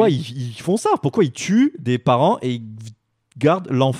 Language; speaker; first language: French; native; French